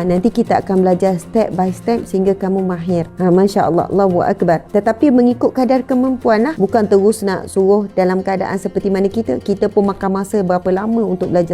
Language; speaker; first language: Malay; native; Malay